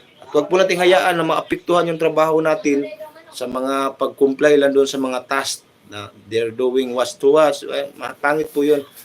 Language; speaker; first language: Filipino; non-native, local second language; Cebuano